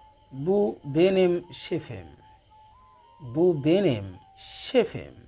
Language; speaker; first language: Turkish; non-native, learner; Bangla